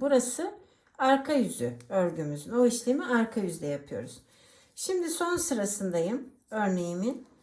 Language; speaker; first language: Turkish; native; Turkish